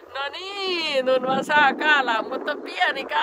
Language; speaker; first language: Finnish; non-native, learner; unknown